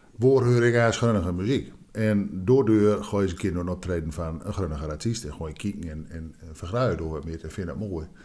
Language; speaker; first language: Dutch; non-native, local second language; Low German